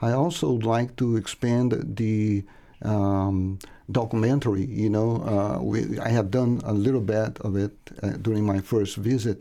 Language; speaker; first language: English; non-native, fluent; Portuguese